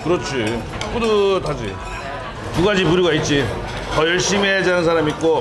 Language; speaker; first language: Korean; native; Korean